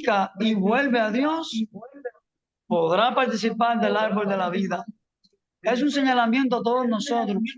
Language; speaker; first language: Spanish; native; Spanish